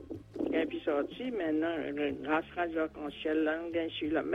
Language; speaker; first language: French; non-native, local second language; Réunion Creole French